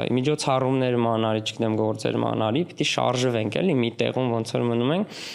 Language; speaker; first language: Armenian; native; Armenian